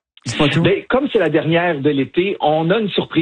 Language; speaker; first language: French; native; French